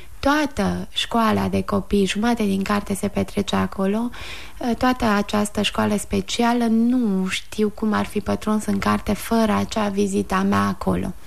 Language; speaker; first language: Romanian; native; Romanian